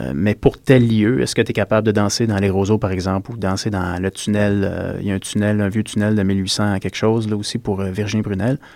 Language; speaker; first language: French; native; French